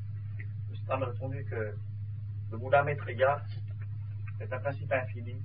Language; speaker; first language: French; non-native, fluent; Vietnamese